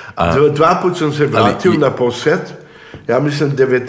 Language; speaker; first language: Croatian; early bilingual, heritage; Croatian